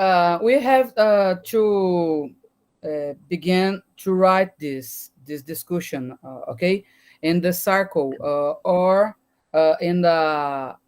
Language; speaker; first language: English; non-native, learner; Portuguese